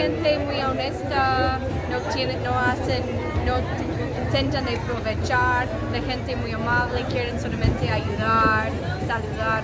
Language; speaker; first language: Spanish; non-native, fluent; English